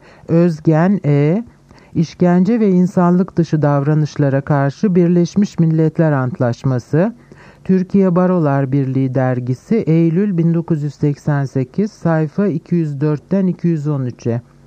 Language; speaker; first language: Turkish; native; Turkish